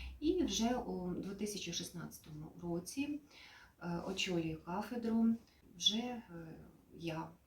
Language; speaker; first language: Ukrainian; native; Ukrainian